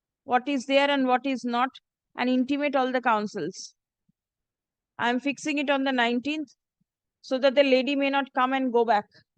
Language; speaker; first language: English; non-native, local second language; Bangla